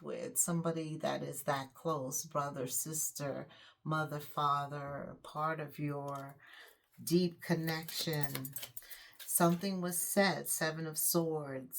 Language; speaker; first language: English; native; English